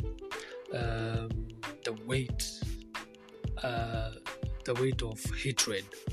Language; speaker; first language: English; non-native, local second language; Kikuyu